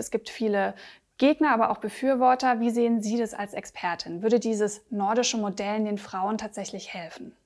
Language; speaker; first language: German; native; German